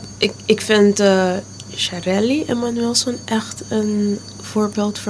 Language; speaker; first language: Dutch; non-native, local second language; Papiamento